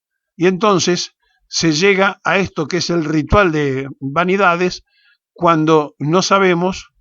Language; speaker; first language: Spanish; native; Spanish